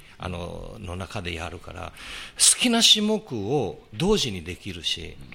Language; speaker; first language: Japanese; early bilingual, heritage; Portuguese